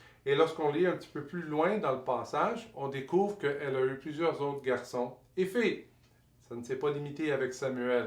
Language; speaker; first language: French; native; French